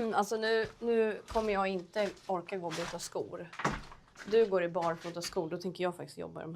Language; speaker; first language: Swedish; native; Swedish